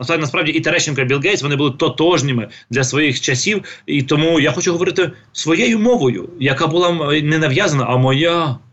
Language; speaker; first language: Ukrainian; non-native, local second language; Russian